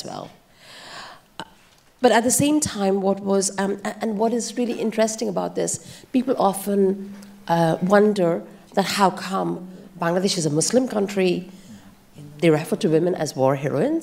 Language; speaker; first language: English; non-native, local second language; Bangla